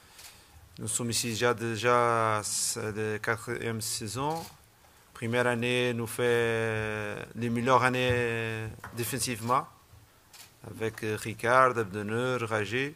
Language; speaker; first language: French; non-native, learner; Portuguese